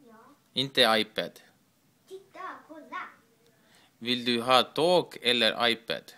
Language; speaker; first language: Swedish; non-native, learner; Estonian